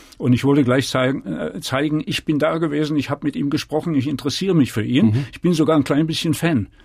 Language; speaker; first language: German; native; German